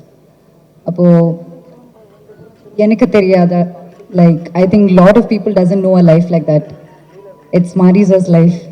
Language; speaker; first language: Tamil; non-native, fluent; Malayalam